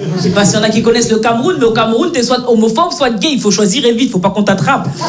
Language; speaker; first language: French; native; French